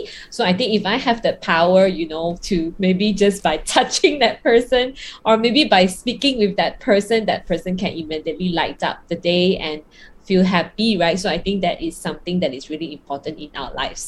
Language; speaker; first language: English; non-native, local second language; Cantonese